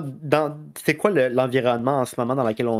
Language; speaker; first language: French; native; French